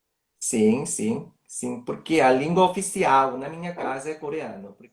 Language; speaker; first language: Portuguese; non-native, learner; Korean